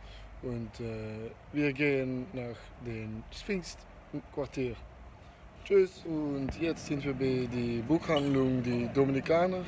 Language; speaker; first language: German; non-native, learner; Dutch